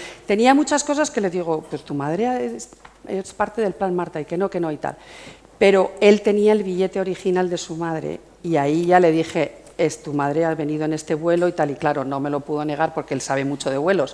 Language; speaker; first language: Spanish; native; Spanish